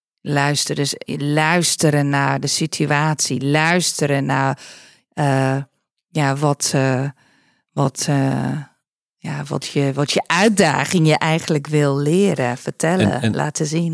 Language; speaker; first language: Dutch; non-native, fluent; English